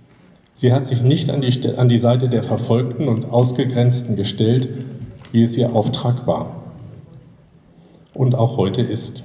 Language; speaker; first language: German; native; German